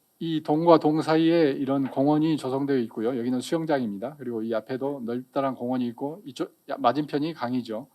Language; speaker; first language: Korean; native; Korean